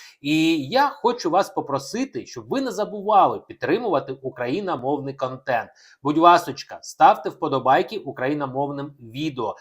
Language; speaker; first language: Ukrainian; non-native, local second language; Russian